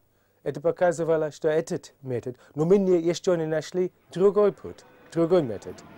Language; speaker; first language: Russian; non-native, fluent; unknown